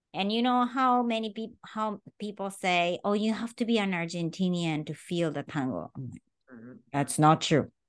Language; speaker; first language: English; non-native, fluent; Japanese